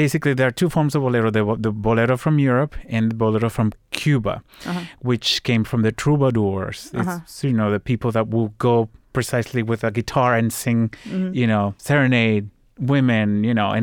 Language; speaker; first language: English; non-native, fluent; Spanish